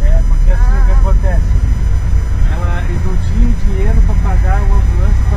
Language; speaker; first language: Portuguese; native; Portuguese